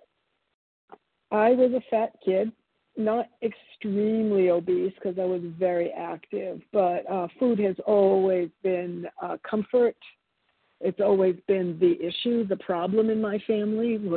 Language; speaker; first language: English; early bilingual, other home language; Italian